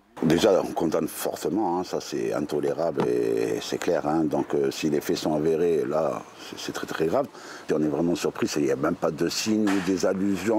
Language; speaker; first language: French; native; French